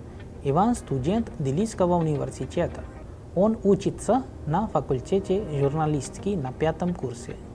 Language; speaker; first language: Russian; non-native, fluent; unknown